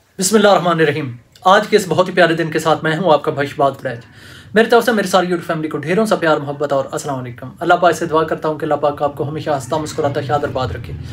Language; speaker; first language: Urdu; non-native, local second language; Punjabi